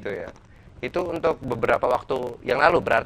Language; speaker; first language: Indonesian; native; Indonesian